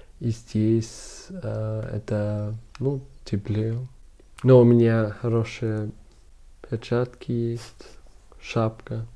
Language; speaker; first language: Russian; non-native, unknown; German